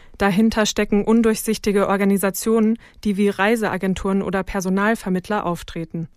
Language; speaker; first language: German; native; German